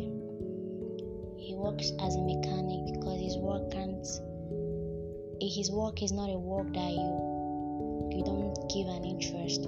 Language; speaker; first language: English; non-native, local second language; Igbo